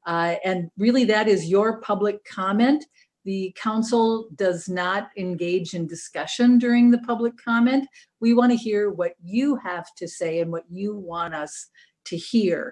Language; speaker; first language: English; native; English